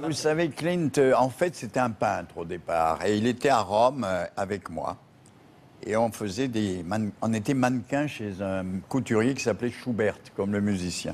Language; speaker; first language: French; native; French